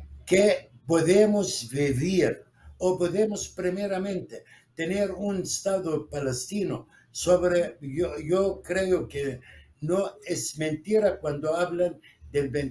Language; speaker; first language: Spanish; non-native, fluent; Arabic